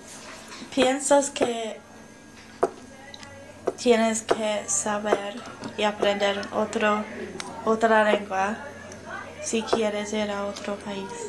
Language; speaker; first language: Spanish; non-native, learner; English